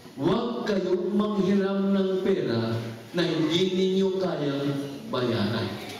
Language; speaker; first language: Filipino; non-native, local second language; Cebuano